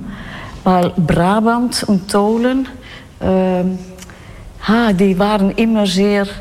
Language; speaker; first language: German; non-native, learner; Dutch